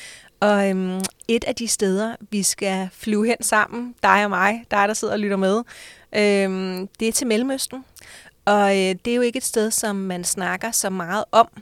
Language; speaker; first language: Danish; native; Danish